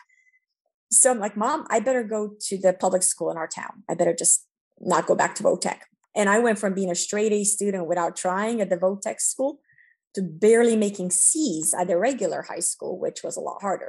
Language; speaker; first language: English; early bilingual, other home language; Romanian